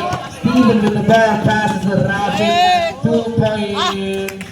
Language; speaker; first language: English; non-native, local second language; Indonesian